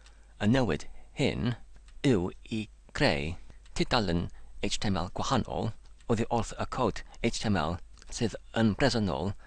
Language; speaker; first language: Welsh; non-native, learner; English